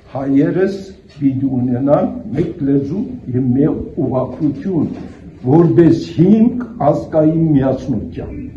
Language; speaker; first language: Armenian; early bilingual, heritage; Armenian